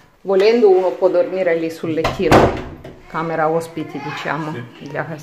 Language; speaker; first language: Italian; non-native, fluent; Russian